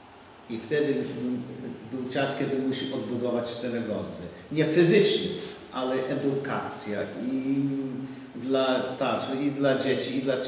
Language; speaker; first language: Polish; non-native, learner; English